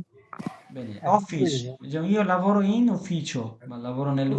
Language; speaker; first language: Italian; non-native, learner; Bangla